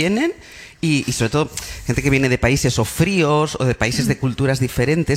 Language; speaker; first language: Spanish; native; Spanish